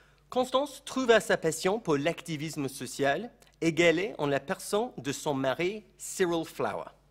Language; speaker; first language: French; non-native, fluent; English